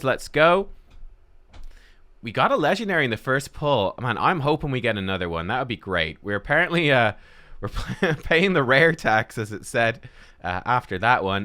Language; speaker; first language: English; native; English